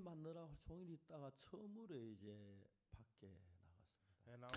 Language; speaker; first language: Korean; native; Korean